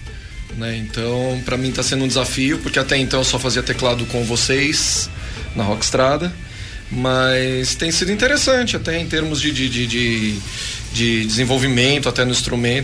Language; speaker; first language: Portuguese; native; Portuguese